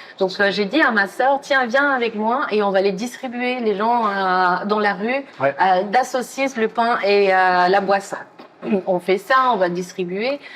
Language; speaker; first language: French; non-native, fluent; Spanish